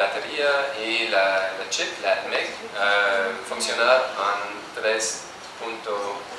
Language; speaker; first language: Spanish; non-native, learner; French